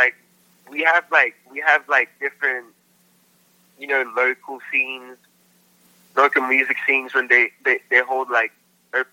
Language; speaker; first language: English; non-native, local second language; Filipino